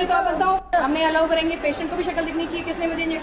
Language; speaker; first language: Hindi; native; Hindi